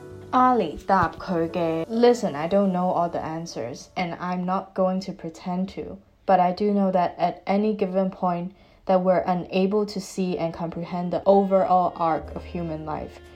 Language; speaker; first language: English; non-native, local second language; Cantonese